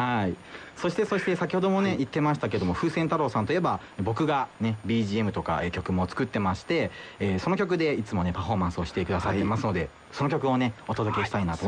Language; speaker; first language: Japanese; native; Japanese